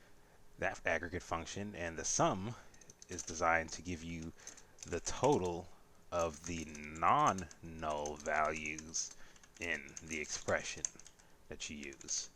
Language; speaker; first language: English; native; English